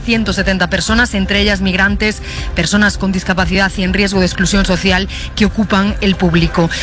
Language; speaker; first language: Spanish; native; Spanish